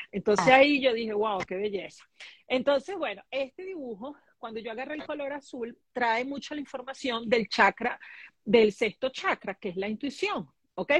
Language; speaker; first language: Spanish; native; Spanish